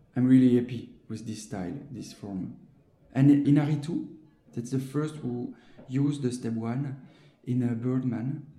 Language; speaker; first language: English; non-native, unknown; French